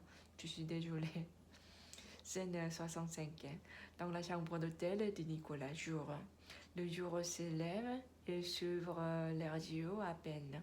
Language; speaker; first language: French; non-native, learner; Korean